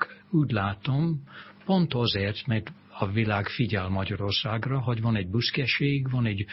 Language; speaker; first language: Hungarian; non-native, fluent; English